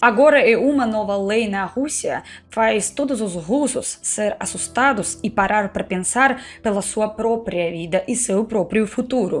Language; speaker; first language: Portuguese; non-native, fluent; Russian